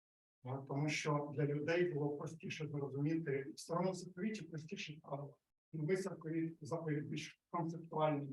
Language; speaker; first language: Ukrainian; native; Ukrainian